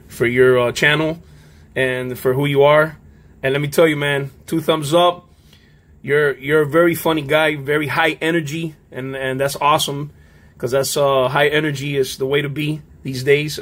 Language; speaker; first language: English; native; English